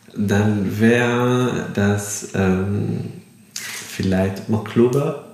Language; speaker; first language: German; non-native, fluent; Arabic